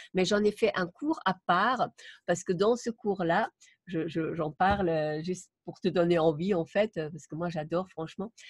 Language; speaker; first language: French; non-native, fluent; German